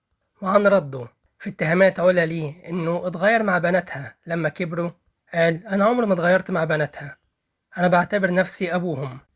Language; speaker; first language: Arabic; native; Arabic